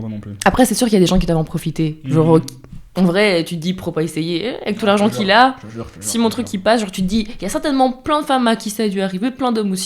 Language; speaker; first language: French; native; French